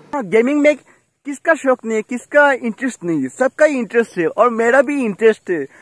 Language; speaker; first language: Hindi; non-native, local second language; Bangla